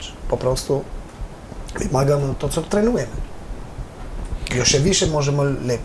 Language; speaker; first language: Polish; non-native, learner; Albanian